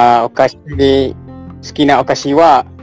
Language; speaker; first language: Japanese; non-native, learner; Malay